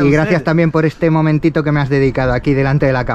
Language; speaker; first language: Spanish; native; Spanish